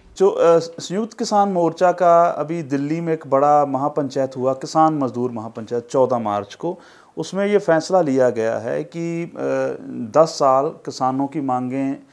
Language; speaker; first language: Hindi; non-native, local second language; Punjabi